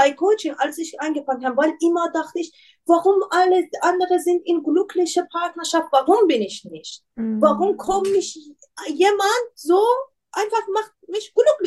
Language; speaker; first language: German; non-native, learner; Persian